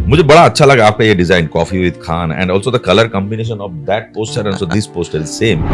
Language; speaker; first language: Hindi; non-native, local second language; Bangla